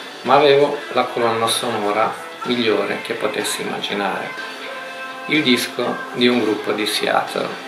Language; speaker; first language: Italian; native; Italian